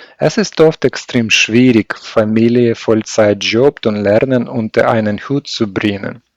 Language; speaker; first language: German; non-native, learner; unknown